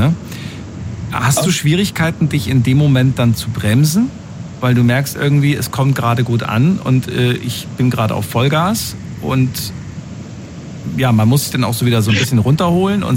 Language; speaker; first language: German; native; German